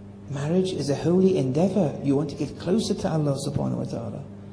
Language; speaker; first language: English; native; English